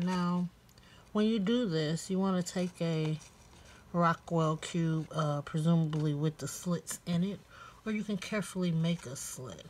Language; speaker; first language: English; native; English